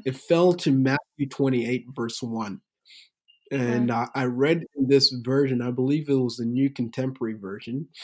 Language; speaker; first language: English; early bilingual, other home language; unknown